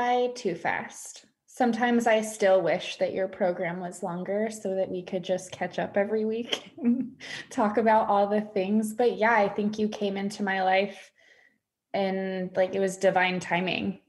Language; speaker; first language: English; native; English